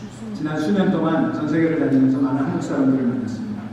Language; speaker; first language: Korean; native; Korean